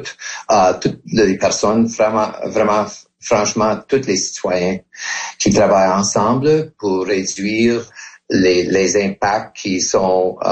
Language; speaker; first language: French; non-native, local second language; English